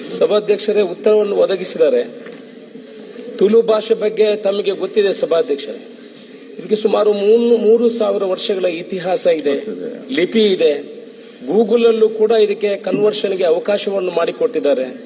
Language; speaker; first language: Kannada; non-native, local second language; Tulu